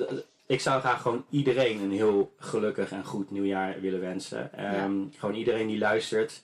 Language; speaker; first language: Dutch; native; Dutch